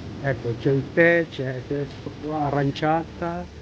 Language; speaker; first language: Italian; non-native, learner; Filipino